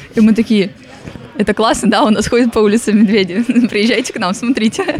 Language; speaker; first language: Russian; native; Russian